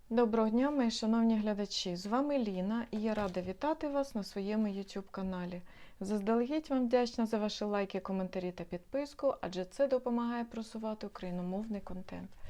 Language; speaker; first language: Ukrainian; non-native, local second language; Russian